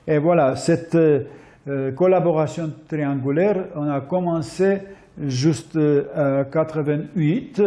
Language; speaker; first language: French; non-native, fluent; Armenian